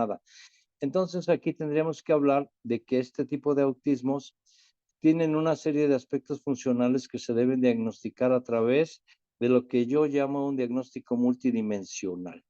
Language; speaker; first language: Spanish; native; Spanish